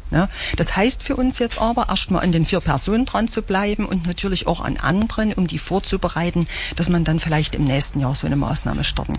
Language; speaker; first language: German; native; German